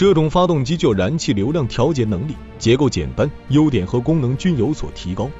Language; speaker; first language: Chinese; native; Chinese